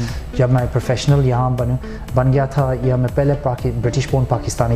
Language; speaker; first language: Hindi; early bilingual, heritage; Hindi